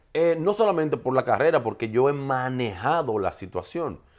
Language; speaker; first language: Spanish; native; Spanish